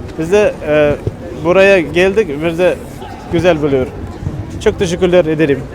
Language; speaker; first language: Turkish; non-native, learner; Kazakh